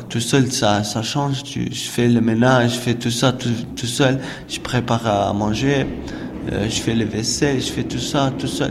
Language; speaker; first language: French; non-native, learner; Albanian